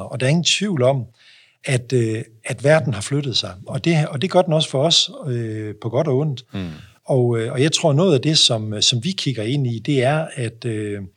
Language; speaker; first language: Danish; native; Danish